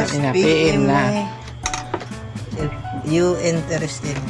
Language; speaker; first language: English; non-native, local second language; Hiligaynon